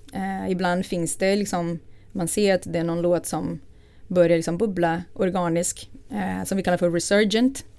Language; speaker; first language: Swedish; non-native, fluent; Portuguese